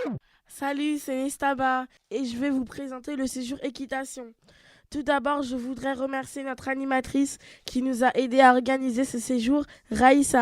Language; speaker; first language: French; native; French